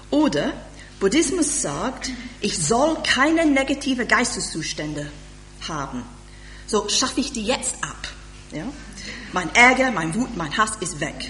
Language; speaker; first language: German; non-native, fluent; English